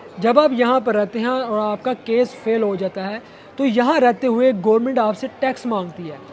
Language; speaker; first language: Urdu; non-native, local second language; Punjabi